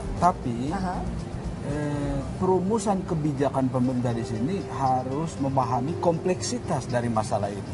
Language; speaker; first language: Indonesian; native; Indonesian